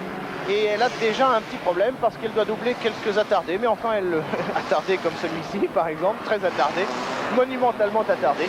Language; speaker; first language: French; native; French